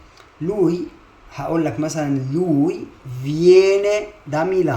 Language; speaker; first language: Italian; non-native, fluent; Arabic